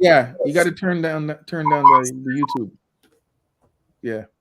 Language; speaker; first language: English; native; English